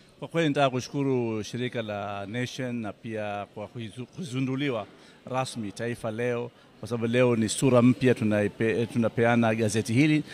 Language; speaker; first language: Swahili; native; Swahili